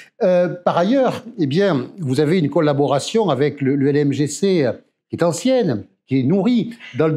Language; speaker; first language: French; native; French